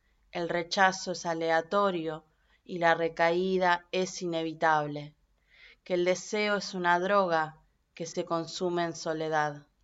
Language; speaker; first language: Spanish; native; Spanish